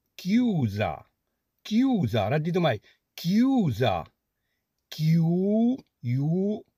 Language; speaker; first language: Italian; non-native, fluent; Arabic